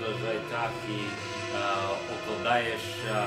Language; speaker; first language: Russian; non-native, learner; English